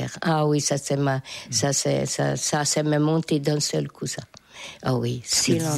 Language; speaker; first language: French; non-native, fluent; Hungarian